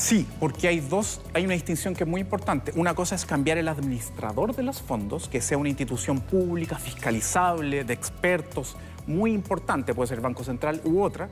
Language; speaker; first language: Spanish; native; Spanish